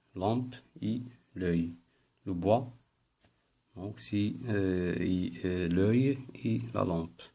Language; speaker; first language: French; non-native, local second language; Arabic